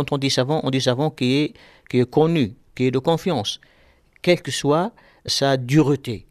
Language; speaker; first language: French; non-native, local second language; Arabic